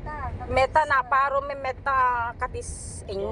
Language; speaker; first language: Greek; non-native, learner; Filipino